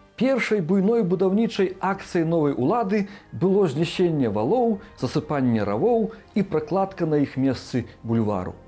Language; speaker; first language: Belarusian; native; Belarusian